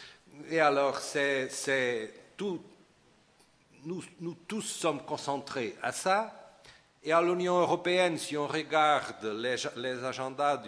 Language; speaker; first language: French; non-native, fluent; Portuguese